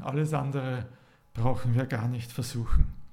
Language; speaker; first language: German; native; German